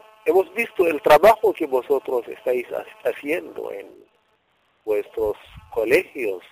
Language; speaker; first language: Spanish; non-native, fluent; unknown